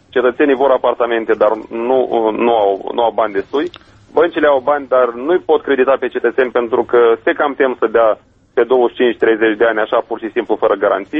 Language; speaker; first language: Romanian; native; Romanian